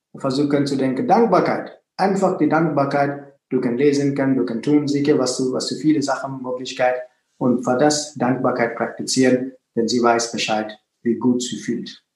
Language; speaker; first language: German; non-native, fluent; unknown